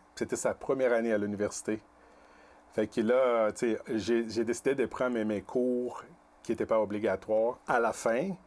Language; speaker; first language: French; non-native, fluent; Portuguese